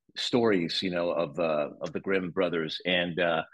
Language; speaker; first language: English; native; English